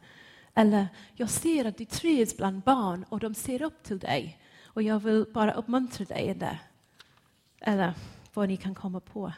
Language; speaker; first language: Swedish; non-native, fluent; English